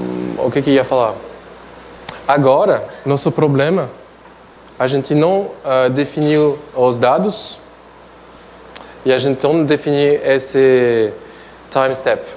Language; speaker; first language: Portuguese; non-native, fluent; French